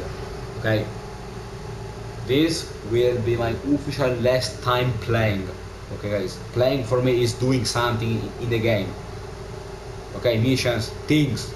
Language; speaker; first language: English; non-native, learner; Italian